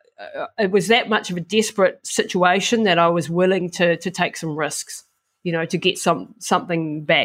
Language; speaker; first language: English; native; English